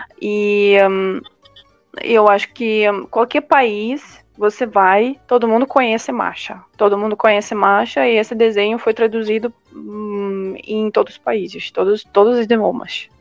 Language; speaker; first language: Portuguese; non-native, fluent; Russian